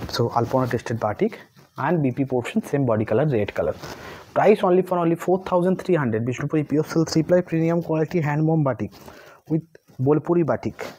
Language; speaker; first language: Hindi; non-native, local second language; Bangla